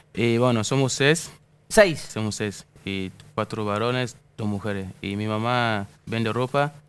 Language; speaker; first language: Spanish; non-native, fluent; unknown